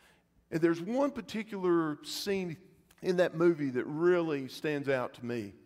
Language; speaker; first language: English; native; English